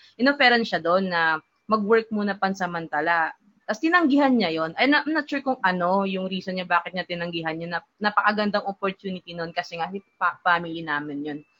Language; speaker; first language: Filipino; non-native, local second language; Hiligaynon